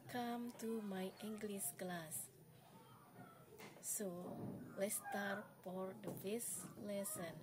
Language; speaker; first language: English; non-native, fluent; Indonesian